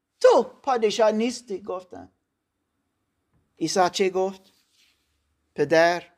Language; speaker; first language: Persian; non-native, learner; German